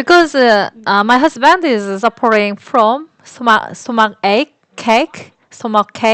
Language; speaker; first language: English; non-native, learner; Korean